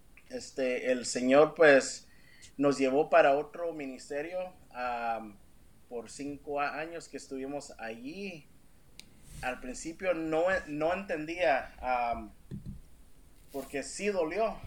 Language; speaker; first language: Spanish; early bilingual, heritage; Spanish